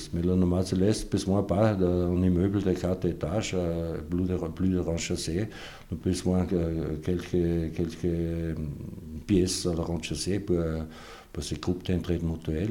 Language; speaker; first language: French; non-native, fluent; German